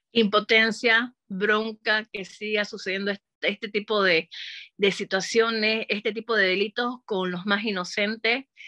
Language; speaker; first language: Spanish; native; Spanish